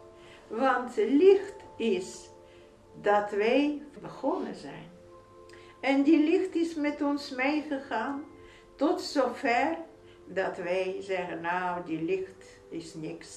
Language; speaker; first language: Dutch; non-native, fluent; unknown